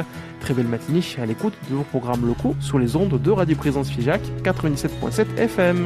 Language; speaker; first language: French; native; French